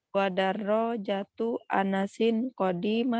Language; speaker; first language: Arabic; non-native, learner; Indonesian